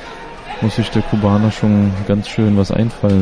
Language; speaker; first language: German; native; German